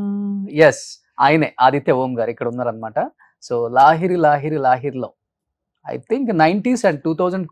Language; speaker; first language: Telugu; native; Telugu